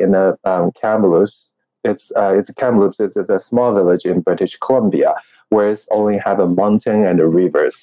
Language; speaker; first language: English; non-native, fluent; Chinese